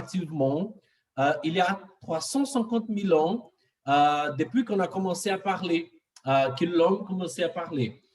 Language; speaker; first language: French; non-native, fluent; Portuguese